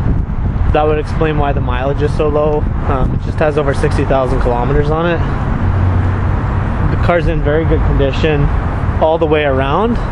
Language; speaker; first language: English; native; English